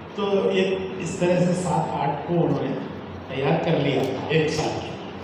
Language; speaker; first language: Urdu; native; Urdu